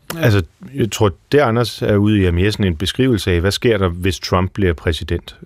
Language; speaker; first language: Danish; native; Danish